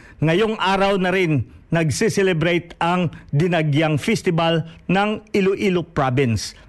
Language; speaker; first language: Filipino; non-native, local second language; Hiligaynon